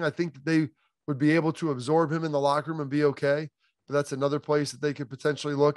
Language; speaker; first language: English; native; English